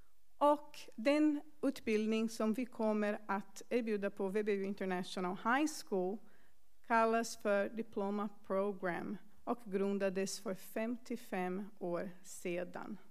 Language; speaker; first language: Swedish; non-native, fluent; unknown